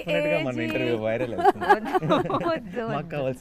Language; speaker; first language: Telugu; native; Telugu